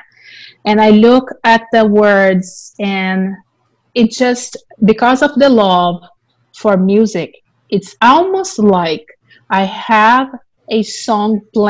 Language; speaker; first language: English; non-native, fluent; Portuguese